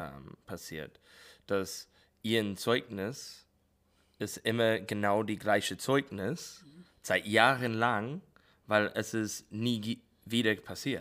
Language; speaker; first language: German; non-native, learner; English